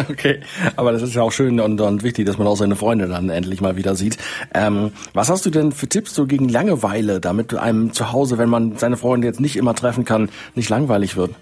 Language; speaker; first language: German; native; German